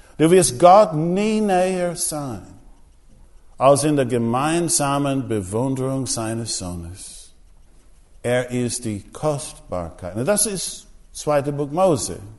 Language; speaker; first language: German; non-native, fluent; English